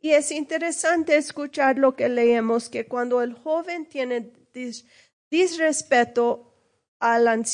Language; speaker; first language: Spanish; early bilingual, heritage; English